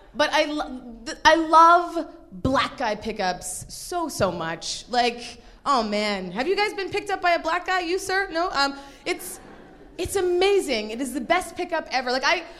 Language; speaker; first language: English; native; English